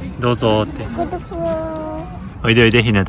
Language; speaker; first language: Japanese; native; Japanese